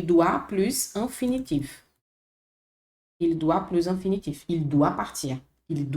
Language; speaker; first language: French; non-native, fluent; Portuguese